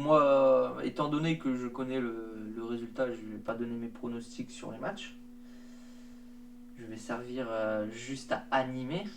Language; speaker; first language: French; native; French